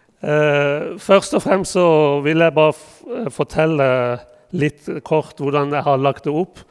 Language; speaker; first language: Norwegian; non-native, fluent; Persian